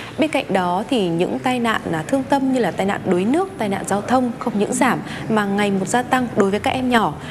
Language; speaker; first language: Vietnamese; native; Vietnamese